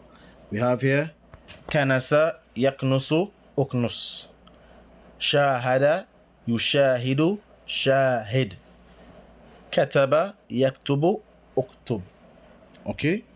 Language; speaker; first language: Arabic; non-native, fluent; English